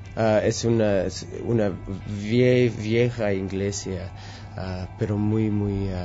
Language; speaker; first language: Spanish; non-native, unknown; English